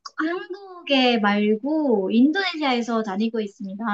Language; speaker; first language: Korean; non-native, learner; Indonesian